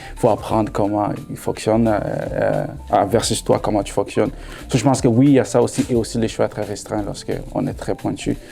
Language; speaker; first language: French; non-native, local second language; Lingala